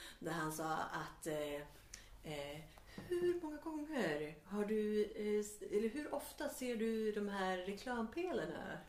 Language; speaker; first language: Swedish; native; Swedish